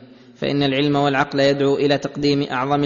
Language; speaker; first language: Arabic; native; Arabic